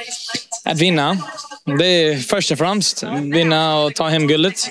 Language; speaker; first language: Swedish; early bilingual, heritage; English